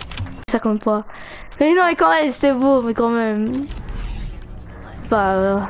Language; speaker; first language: French; native; French